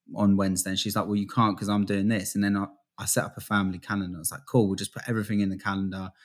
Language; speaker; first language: English; native; English